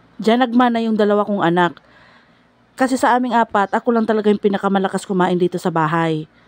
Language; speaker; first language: Filipino; non-native, local second language; Bikol